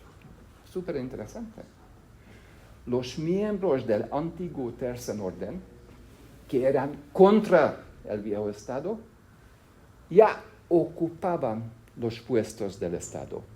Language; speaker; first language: Spanish; non-native, fluent; Hungarian